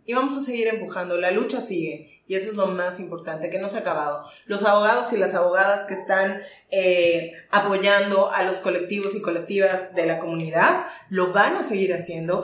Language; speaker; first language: Spanish; native; Spanish